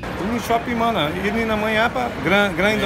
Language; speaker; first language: Indonesian; non-native, learner; Portuguese